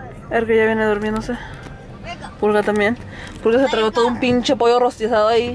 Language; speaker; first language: Spanish; early bilingual, heritage; Spanish